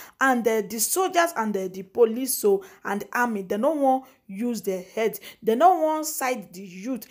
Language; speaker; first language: Nigerian Pidgin; non-native, local second language; Igbo